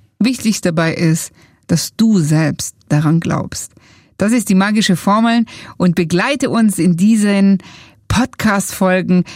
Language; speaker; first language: German; early bilingual, other home language; Italian